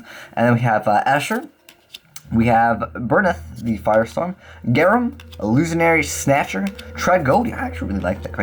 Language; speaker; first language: English; native; English